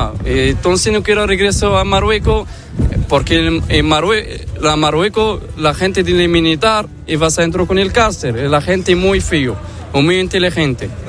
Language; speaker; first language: Spanish; non-native, learner; Arabic